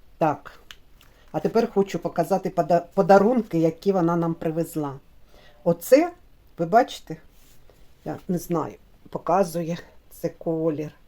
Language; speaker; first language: Ukrainian; non-native, local second language; Russian